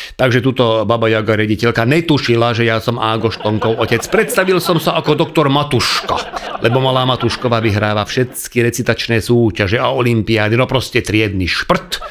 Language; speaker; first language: Slovak; non-native, local second language; Hungarian